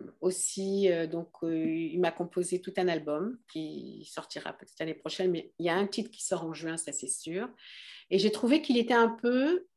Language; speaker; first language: French; early bilingual, other home language; Arabic